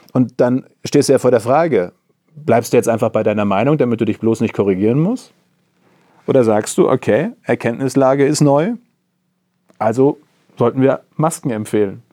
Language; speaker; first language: German; native; German